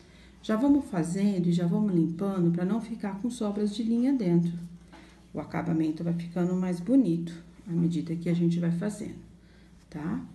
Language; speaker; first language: Portuguese; native; Portuguese